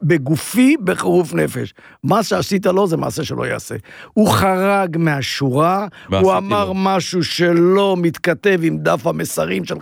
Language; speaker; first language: Hebrew; native; Hebrew